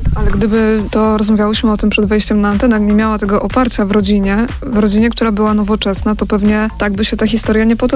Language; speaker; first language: Polish; native; Polish